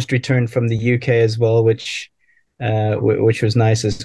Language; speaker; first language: English; native; English